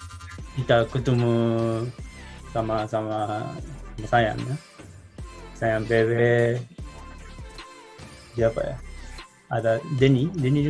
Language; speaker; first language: Indonesian; non-native, learner; Japanese